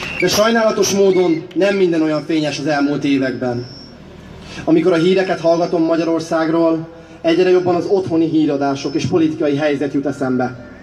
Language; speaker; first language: Hungarian; non-native, fluent; Russian